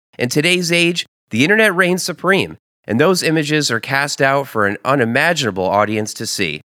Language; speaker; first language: English; native; English